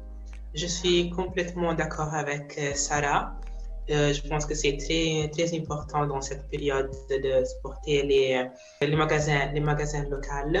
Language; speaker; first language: French; non-native, fluent; Italian